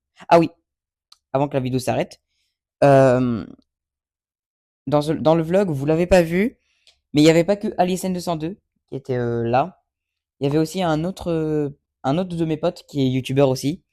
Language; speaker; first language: French; native; French